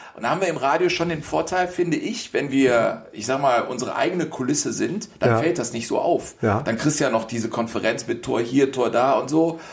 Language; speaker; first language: German; native; German